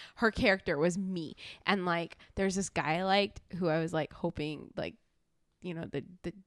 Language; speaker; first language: English; native; English